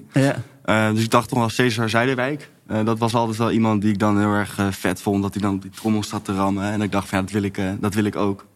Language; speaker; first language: Dutch; native; Dutch